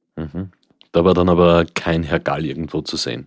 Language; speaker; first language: German; native; German